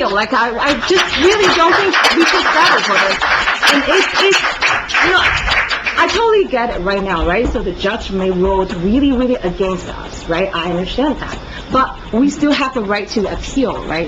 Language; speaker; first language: English; non-native, fluent; Chinese